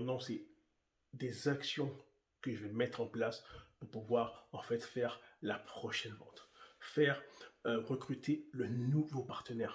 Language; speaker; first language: French; native; French